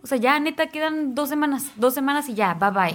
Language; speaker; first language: Spanish; native; Spanish